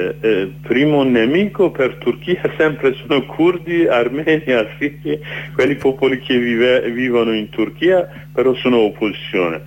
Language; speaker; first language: Italian; non-native, learner; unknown